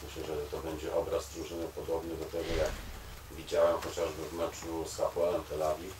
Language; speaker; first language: Polish; native; Polish